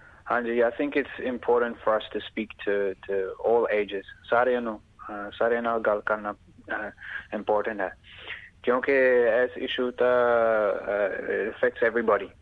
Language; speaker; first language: Punjabi; early bilingual, other home language; English